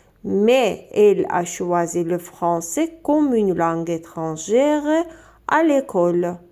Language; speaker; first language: French; non-native, fluent; Azerbaijani